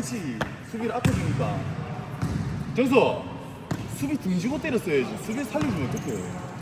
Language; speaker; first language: Korean; native; Korean